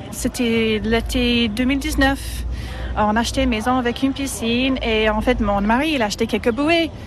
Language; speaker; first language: French; non-native, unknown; English